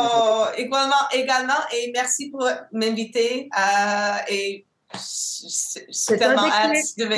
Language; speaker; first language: French; non-native, local second language; English